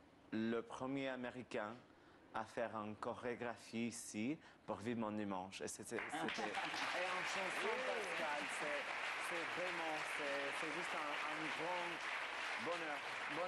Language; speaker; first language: French; non-native, learner; English